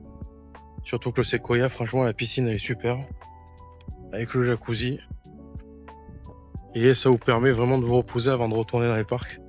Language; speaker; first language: French; native; French